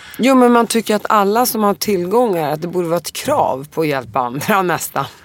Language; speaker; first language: Swedish; early bilingual, other home language; Arabic